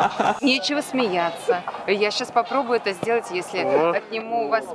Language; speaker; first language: Russian; native; Russian